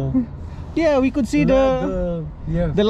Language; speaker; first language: English; non-native, local second language; Filipino